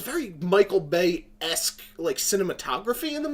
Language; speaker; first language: English; native; English